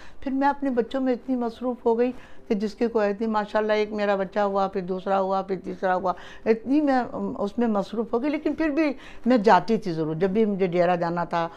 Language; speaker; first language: Urdu; early bilingual, heritage; Urdu